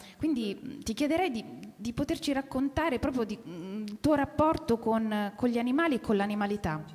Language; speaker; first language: Italian; native; Italian